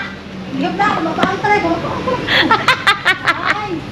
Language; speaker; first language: Filipino; non-native, local second language; Cebuano